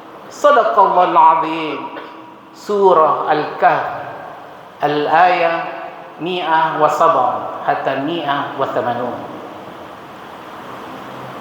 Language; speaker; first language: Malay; non-native, local second language; Minangkabau